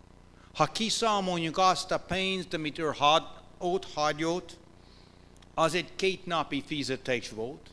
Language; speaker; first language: Hungarian; non-native, fluent; English